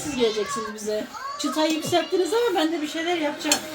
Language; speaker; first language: Turkish; native; Turkish